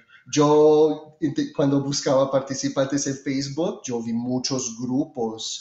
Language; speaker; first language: Spanish; non-native, fluent; French